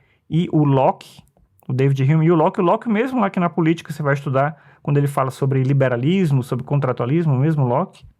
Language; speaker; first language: Portuguese; native; Portuguese